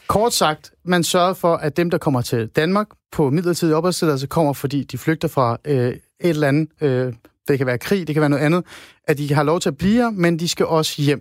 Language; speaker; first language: Danish; non-native, fluent; Persian